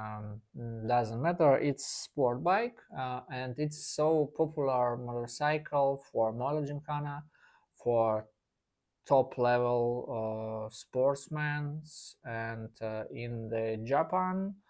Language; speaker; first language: English; non-native, learner; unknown